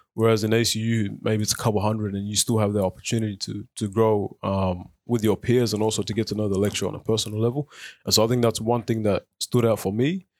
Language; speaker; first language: English; early bilingual, other home language; Arabic